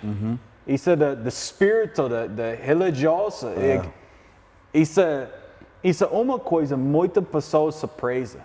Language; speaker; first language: Portuguese; non-native, learner; English